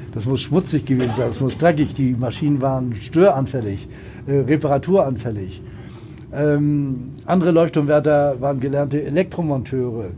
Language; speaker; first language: German; native; German